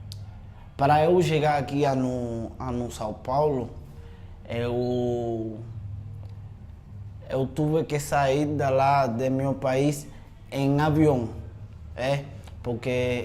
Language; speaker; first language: Portuguese; non-native, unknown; Spanish